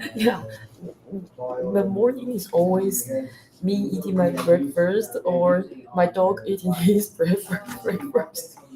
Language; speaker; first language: English; non-native, learner; Chinese